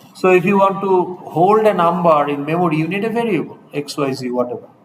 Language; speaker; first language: English; non-native, local second language; Bangla